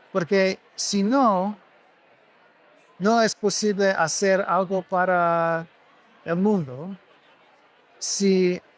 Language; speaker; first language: Spanish; non-native, learner; English